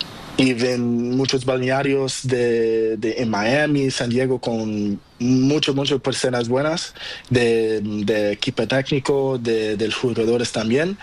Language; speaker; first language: Spanish; non-native, learner; Portuguese